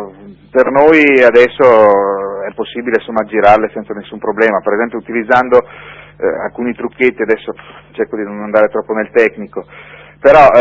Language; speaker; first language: Italian; native; Italian